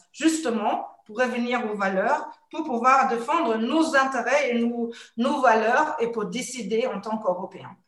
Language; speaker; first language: French; non-native, fluent; German